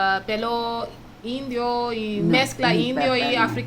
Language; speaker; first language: Spanish; early bilingual, heritage; English